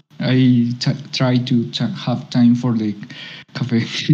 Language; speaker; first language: English; non-native, learner; Spanish